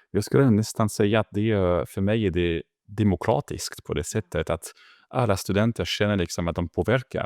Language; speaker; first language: Swedish; non-native, fluent; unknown